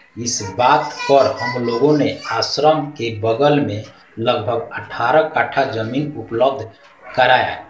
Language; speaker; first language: Hindi; native; Hindi